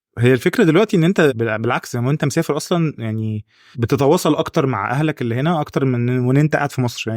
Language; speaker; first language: Egyptian Arabic; native; Egyptian Arabic